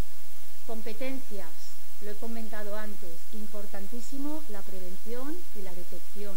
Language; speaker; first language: Spanish; native; Spanish